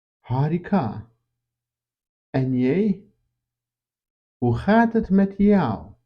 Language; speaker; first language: Dutch; non-native, fluent; Turkish